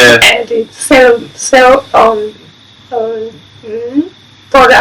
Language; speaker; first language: English; non-native, learner; Japanese